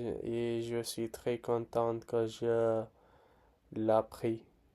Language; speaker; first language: French; non-native, learner; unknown